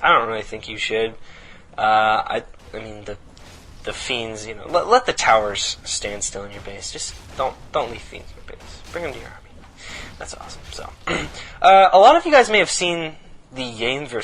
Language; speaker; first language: English; native; English